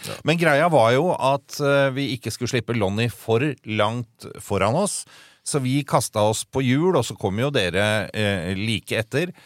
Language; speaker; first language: Norwegian; native; Norwegian